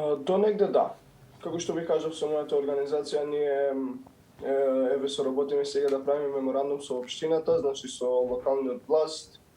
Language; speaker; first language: Macedonian; non-native, local second language; Albanian